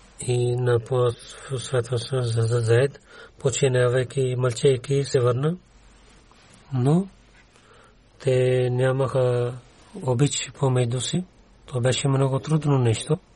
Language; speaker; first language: Bulgarian; non-native, learner; Urdu